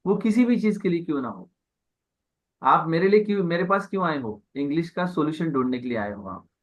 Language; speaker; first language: Hindi; non-native, local second language; Marathi